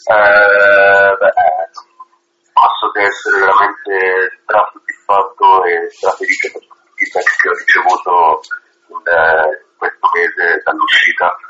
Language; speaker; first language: Italian; early bilingual, other home language; Arabic